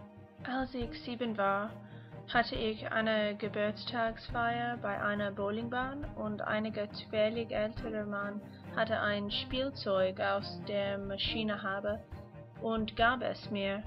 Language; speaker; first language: German; non-native, learner; English